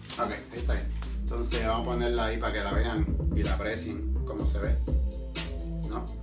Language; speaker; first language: Spanish; early bilingual, heritage; Spanish